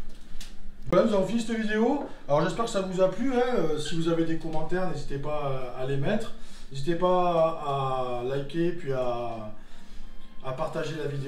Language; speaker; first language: French; native; French